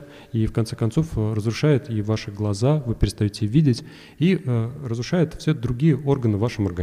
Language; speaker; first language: Russian; native; Russian